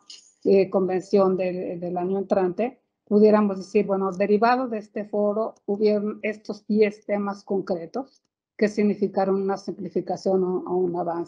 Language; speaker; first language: Spanish; native; Spanish